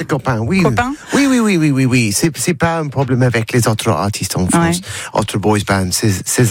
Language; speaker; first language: French; non-native, learner; English